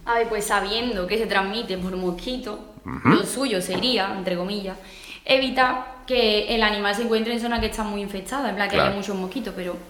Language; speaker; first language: Spanish; native; Spanish